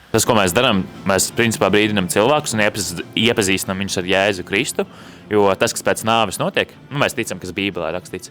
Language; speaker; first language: Latvian; native; Latvian